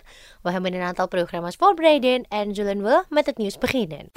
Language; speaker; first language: Dutch; non-native, fluent; Indonesian